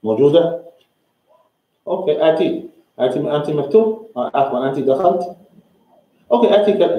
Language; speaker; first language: Arabic; non-native, fluent; English